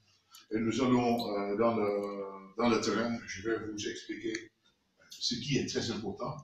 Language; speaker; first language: French; non-native, fluent; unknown